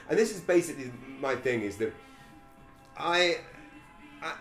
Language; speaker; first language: English; native; English